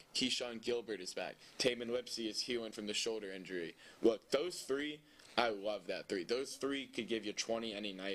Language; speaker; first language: English; native; English